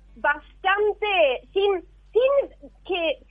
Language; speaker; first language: Spanish; non-native, fluent; English